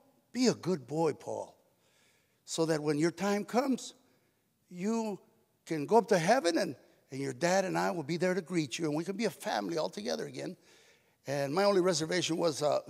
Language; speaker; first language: English; native; English